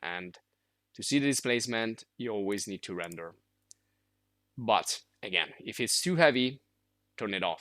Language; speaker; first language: English; non-native, fluent; Italian